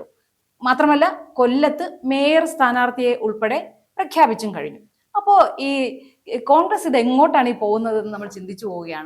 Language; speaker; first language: Malayalam; native; Malayalam